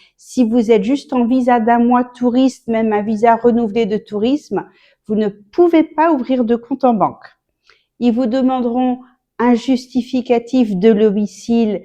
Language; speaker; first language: French; native; French